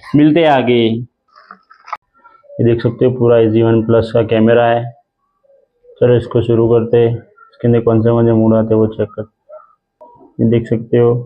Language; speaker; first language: Hindi; non-native, local second language; Gujarati